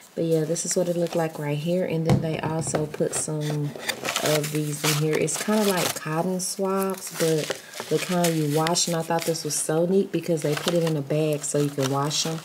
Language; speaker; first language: English; native; English